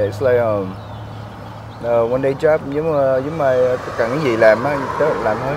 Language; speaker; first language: Vietnamese; early bilingual, heritage; Vietnamese